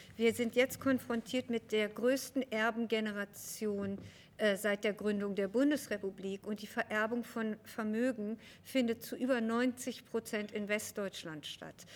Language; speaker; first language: German; early bilingual, other home language; Persian